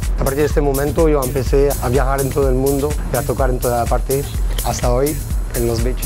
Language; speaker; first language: Spanish; non-native, fluent; French